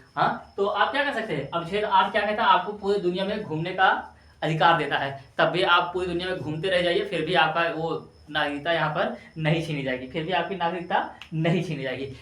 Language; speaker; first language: Hindi; native; Hindi